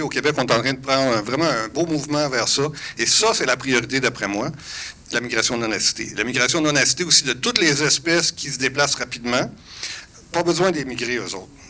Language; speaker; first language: French; native; French